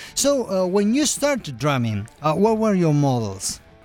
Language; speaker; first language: English; non-native, fluent; Spanish